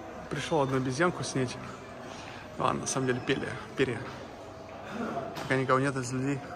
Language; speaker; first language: Russian; native; Russian